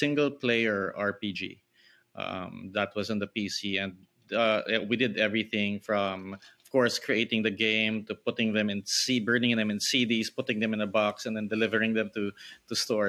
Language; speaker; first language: English; non-native, local second language; Filipino